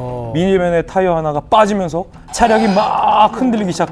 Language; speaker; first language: Korean; native; Korean